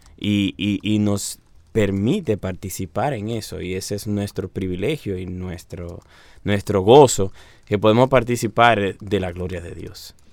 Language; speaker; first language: Spanish; native; Spanish